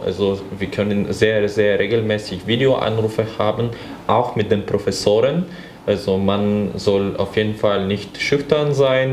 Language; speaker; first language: German; non-native, fluent; Bulgarian